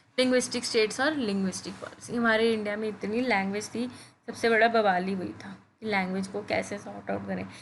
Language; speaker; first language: Hindi; native; Hindi